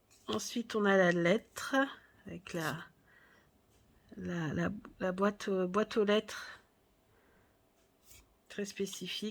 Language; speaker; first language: French; native; French